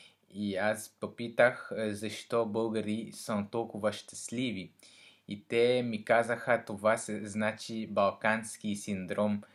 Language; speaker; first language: Bulgarian; non-native, learner; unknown